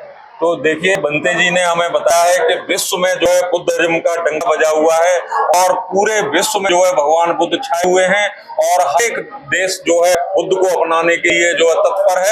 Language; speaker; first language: Hindi; native; Hindi